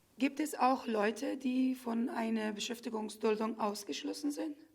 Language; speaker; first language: German; non-native, fluent; Pashto